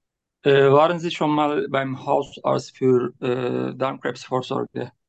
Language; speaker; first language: German; non-native, learner; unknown